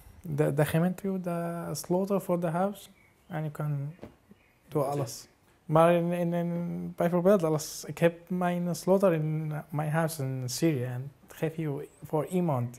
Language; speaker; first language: Dutch; non-native, learner; Arabic